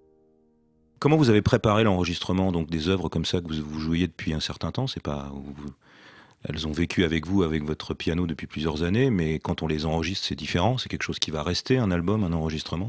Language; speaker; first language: French; native; French